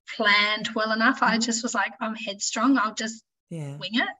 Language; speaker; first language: English; native; English